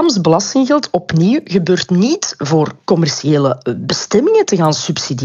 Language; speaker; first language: Dutch; native; Dutch